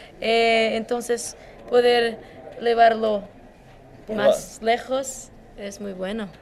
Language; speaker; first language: Spanish; non-native, learner; Portuguese